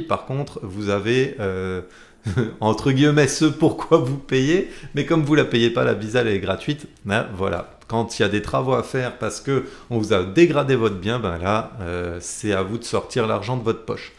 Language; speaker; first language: French; native; French